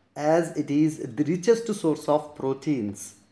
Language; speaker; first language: English; non-native, local second language; Telugu